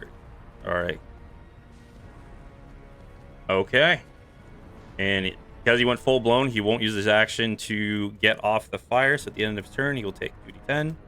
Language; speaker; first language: English; native; English